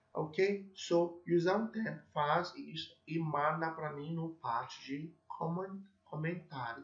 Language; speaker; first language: Portuguese; non-native, fluent; English